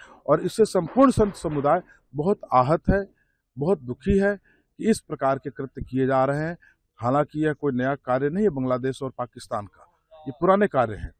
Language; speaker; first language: Hindi; native; Hindi